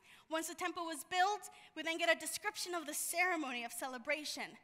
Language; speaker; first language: English; early bilingual, other home language; Spanish